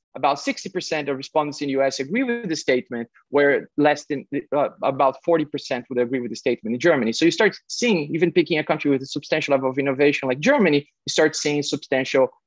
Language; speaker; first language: English; non-native, fluent; Portuguese